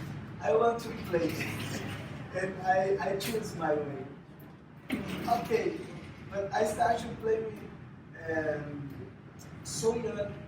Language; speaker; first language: English; non-native, fluent; Portuguese